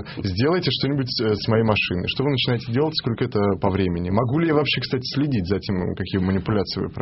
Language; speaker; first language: Russian; native; Russian